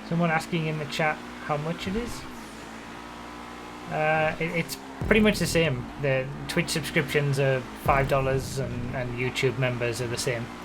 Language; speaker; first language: English; native; English